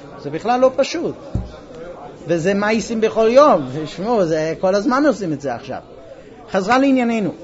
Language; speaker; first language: Hebrew; non-native, fluent; English